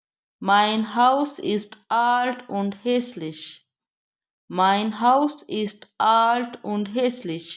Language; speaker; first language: German; non-native, learner; Urdu